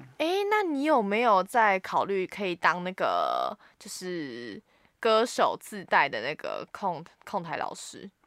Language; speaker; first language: Chinese; native; Chinese